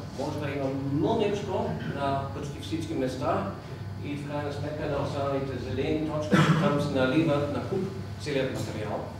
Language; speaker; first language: Bulgarian; non-native, fluent; German